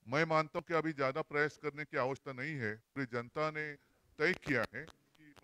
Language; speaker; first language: Hindi; non-native, local second language; Marathi